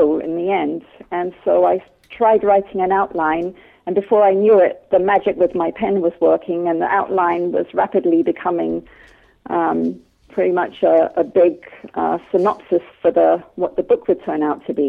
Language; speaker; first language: English; native; English